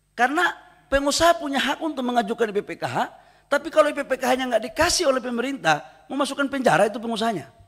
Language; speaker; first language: Indonesian; native; Indonesian